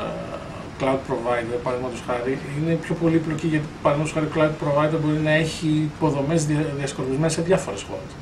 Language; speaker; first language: Greek; native; Greek